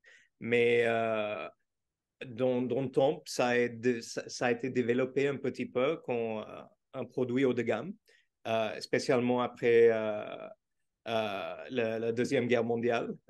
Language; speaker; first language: French; non-native, fluent; Portuguese